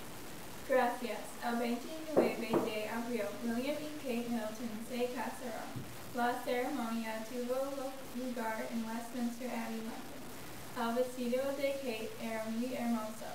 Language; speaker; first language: Spanish; non-native, learner; English